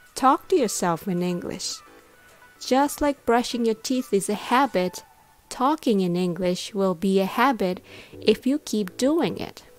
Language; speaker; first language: English; non-native, fluent; Japanese